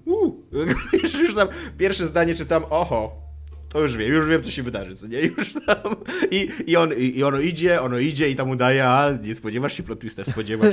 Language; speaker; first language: Polish; native; Polish